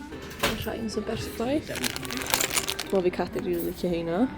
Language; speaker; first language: Welsh; native; Welsh